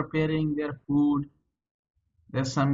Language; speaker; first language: English; non-native, local second language; Hindi